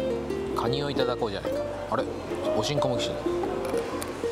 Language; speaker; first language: Japanese; native; Japanese